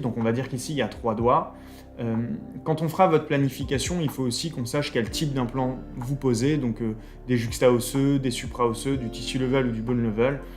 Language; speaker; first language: French; native; French